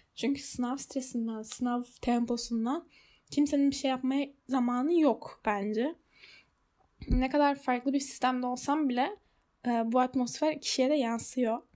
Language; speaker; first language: Turkish; early bilingual, heritage; Turkish